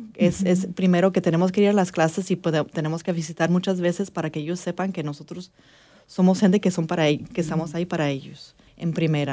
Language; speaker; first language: Spanish; early bilingual, heritage; English